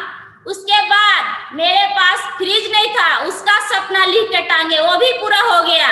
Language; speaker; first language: Hindi; non-native, local second language; Bhojpuri